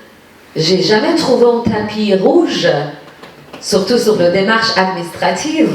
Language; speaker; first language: French; non-native, fluent; Persian